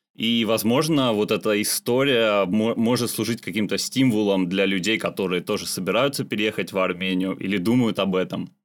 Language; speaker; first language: Russian; non-native, local second language; Armenian